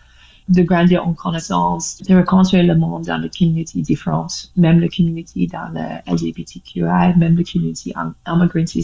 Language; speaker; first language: French; non-native, learner; English